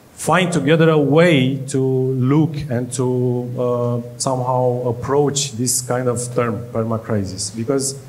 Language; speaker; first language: English; non-native, fluent; Romanian